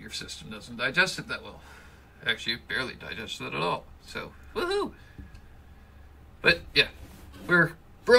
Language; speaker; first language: English; native; English